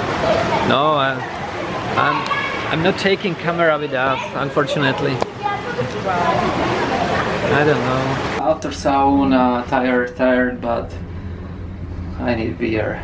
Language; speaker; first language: English; non-native, learner; Czech